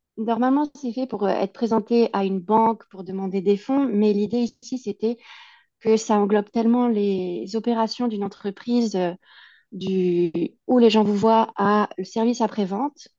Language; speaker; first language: French; native; French